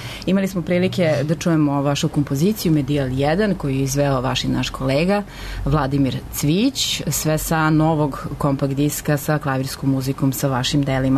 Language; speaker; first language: Serbian; native; Serbian